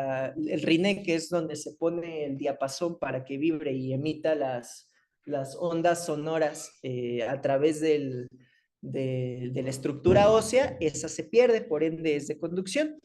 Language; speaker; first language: Spanish; native; Spanish